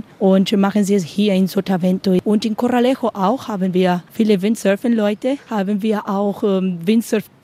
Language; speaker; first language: German; non-native, learner; Spanish